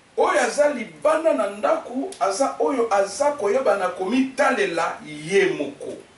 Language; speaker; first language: Lingala; native; Lingala